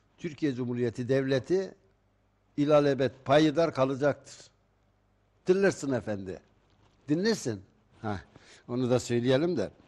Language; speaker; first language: Turkish; native; Turkish